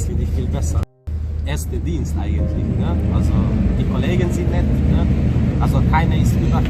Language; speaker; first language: German; non-native, fluent; Serbian